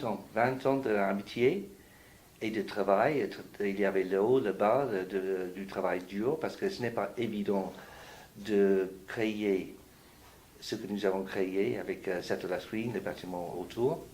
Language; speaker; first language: French; non-native, fluent; English